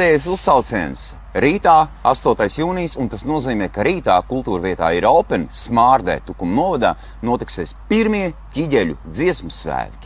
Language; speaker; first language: Latvian; native; Latvian